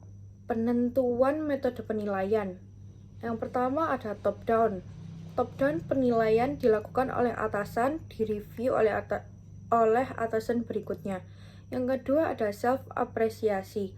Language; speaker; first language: Indonesian; native; Indonesian